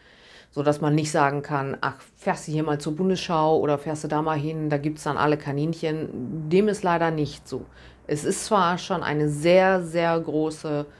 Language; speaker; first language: German; native; German